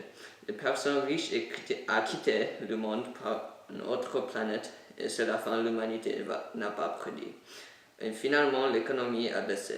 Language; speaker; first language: French; non-native, learner; English